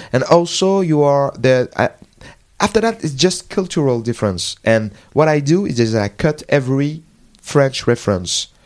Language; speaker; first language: English; non-native, learner; French